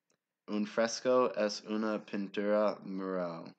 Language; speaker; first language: Spanish; non-native, learner; English